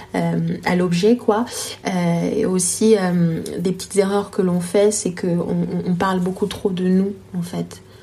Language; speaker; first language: French; non-native, local second language; Lingala